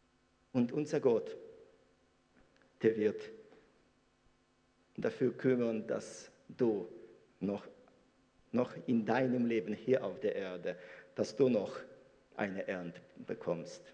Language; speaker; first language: German; non-native, fluent; Russian